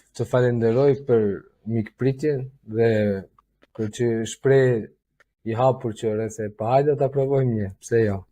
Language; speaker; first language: Albanian; native; Albanian